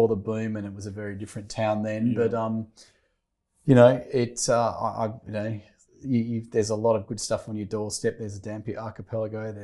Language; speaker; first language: English; native; English